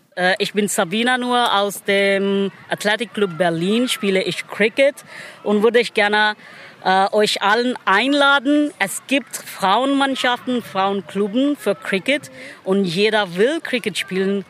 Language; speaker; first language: German; non-native, learner; Pashto